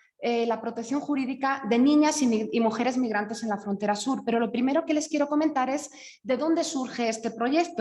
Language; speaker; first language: Spanish; native; Spanish